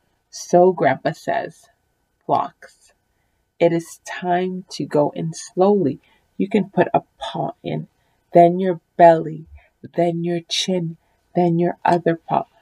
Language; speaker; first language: English; early bilingual, other home language; French